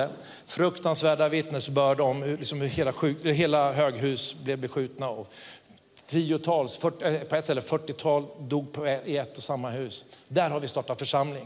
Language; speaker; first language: Swedish; native; Swedish